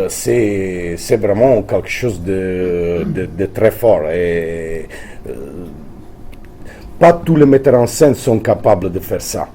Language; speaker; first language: French; non-native, fluent; Italian